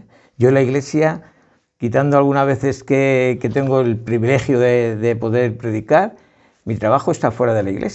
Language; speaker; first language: Spanish; native; Spanish